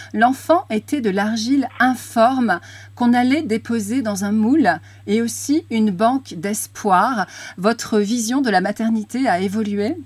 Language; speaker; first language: French; native; French